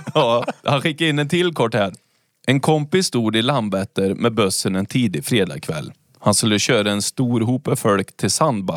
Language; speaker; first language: Swedish; native; Swedish